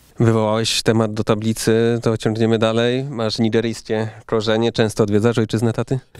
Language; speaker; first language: Polish; native; Polish